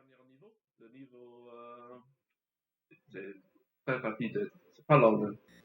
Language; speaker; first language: French; non-native, learner; English